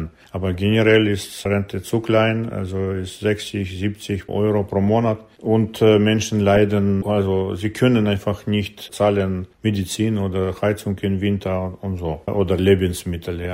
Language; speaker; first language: German; non-native, learner; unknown